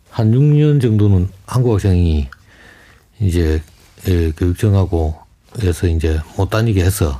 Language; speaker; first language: Korean; native; Korean